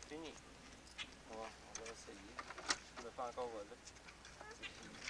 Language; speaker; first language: French; native; French